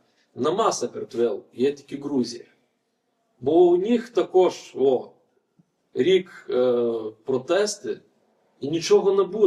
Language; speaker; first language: Ukrainian; non-native, fluent; Lithuanian